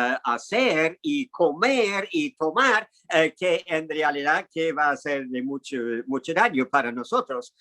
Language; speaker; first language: Spanish; non-native, fluent; English